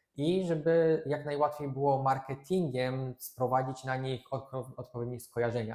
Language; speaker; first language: Polish; native; Polish